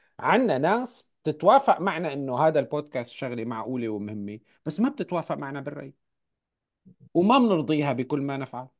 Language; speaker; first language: Arabic; native; Arabic